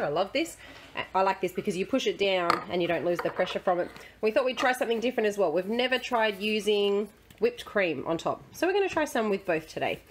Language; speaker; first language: English; native; English